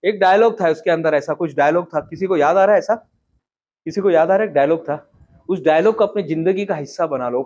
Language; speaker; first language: Hindi; non-native, local second language; Marathi